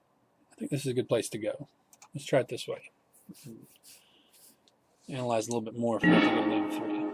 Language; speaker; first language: English; native; English